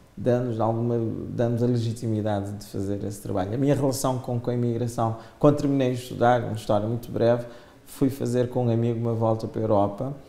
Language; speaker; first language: Portuguese; non-native, local second language; Kabuverdianu